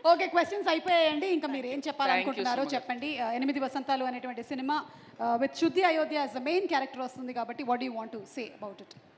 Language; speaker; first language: Telugu; native; Telugu